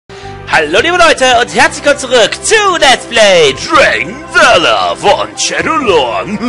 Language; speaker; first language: German; native; German